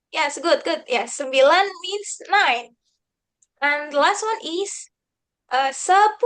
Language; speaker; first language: English; non-native, fluent; Indonesian